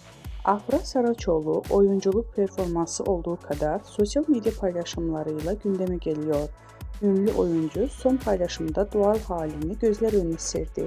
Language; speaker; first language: Turkish; native; Turkish